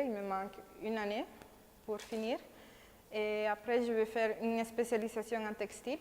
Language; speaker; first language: French; non-native, fluent; Spanish